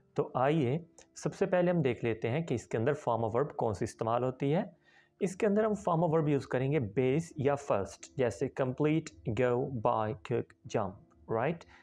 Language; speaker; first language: Urdu; native; Urdu